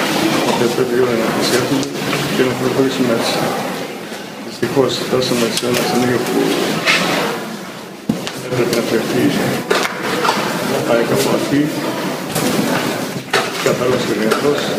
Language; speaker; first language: Greek; non-native, fluent; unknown